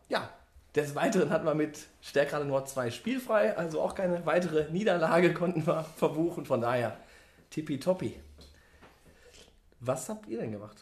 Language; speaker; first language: German; native; German